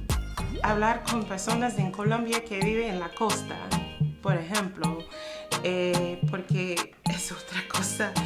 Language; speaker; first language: Spanish; non-native, fluent; English